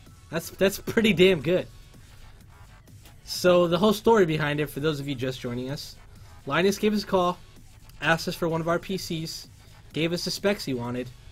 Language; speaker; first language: English; native; English